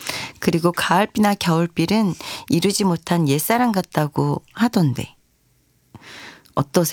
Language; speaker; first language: Korean; native; Korean